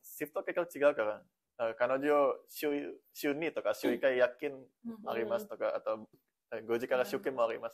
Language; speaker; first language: Japanese; non-native, fluent; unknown